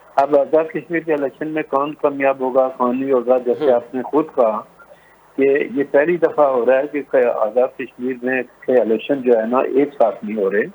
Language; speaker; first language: Urdu; non-native, local second language; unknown